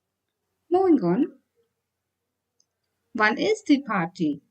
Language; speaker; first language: German; non-native, fluent; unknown